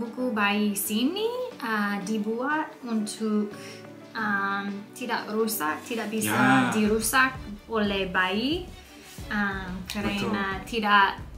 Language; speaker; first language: Indonesian; non-native, learner; English